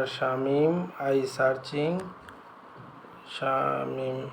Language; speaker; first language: English; non-native, learner; Bangla